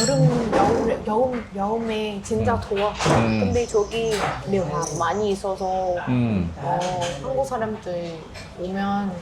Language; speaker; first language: Korean; non-native, learner; Vietnamese